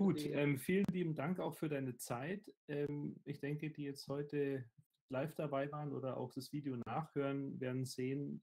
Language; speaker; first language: German; native; German